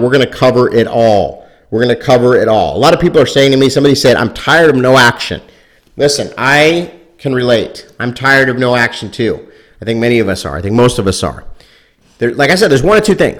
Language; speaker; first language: English; native; English